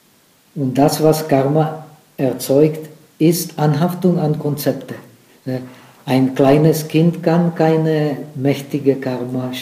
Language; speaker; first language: German; non-native, fluent; Czech